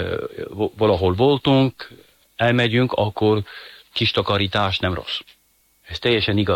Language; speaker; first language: Hungarian; non-native, fluent; French